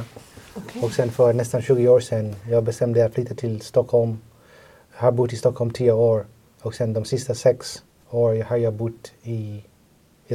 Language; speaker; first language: Swedish; non-native, fluent; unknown